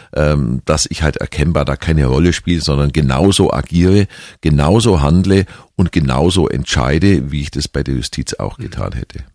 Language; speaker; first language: German; native; German